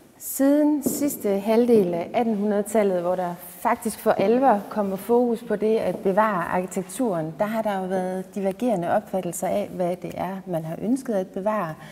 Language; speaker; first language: Danish; native; Danish